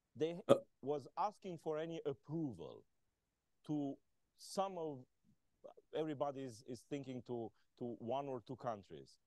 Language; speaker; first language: English; non-native, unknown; Romanian